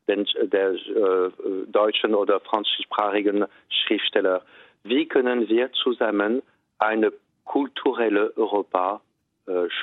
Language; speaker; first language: German; non-native, fluent; French